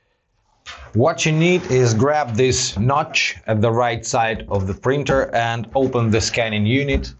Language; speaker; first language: English; non-native, fluent; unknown